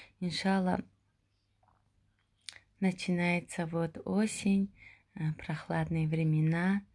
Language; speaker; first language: Russian; non-native, local second language; Tajik